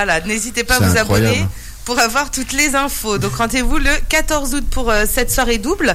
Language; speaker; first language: French; native; French